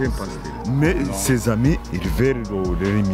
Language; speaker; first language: French; non-native, local second language; Kinyarwanda